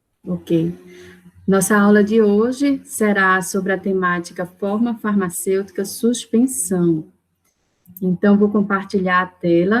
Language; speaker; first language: Portuguese; native; Portuguese